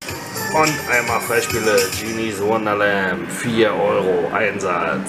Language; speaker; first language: German; native; German